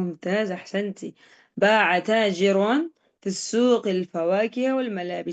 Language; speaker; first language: Arabic; non-native, fluent; Indonesian